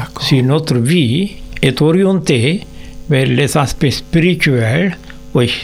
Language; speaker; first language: French; non-native, learner; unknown